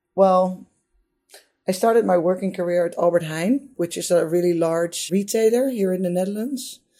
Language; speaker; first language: English; non-native, fluent; Dutch